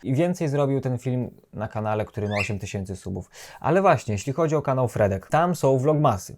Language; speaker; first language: Polish; native; Polish